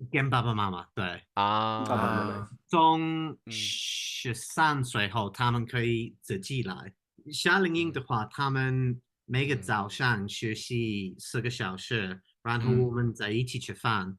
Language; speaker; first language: Chinese; non-native, fluent; English